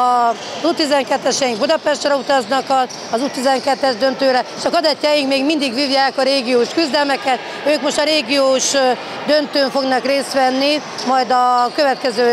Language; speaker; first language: Hungarian; native; Hungarian